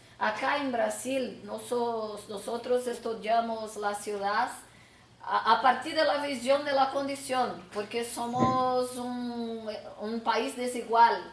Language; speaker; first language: Spanish; non-native, learner; Portuguese